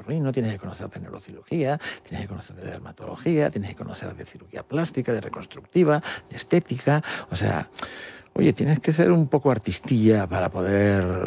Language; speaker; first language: Spanish; native; Spanish